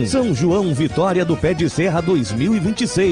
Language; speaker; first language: Portuguese; native; Portuguese